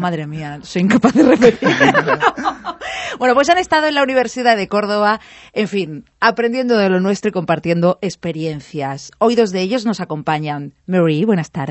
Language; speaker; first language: Spanish; native; Spanish